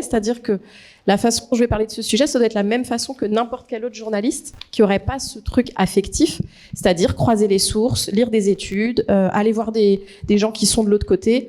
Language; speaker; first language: French; native; French